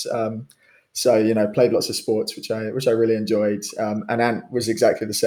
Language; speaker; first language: English; native; English